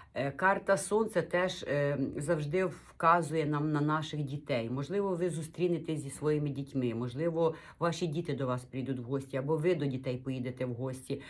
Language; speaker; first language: Ukrainian; non-native, local second language; Russian